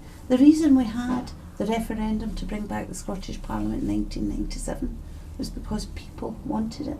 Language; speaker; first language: English; native; English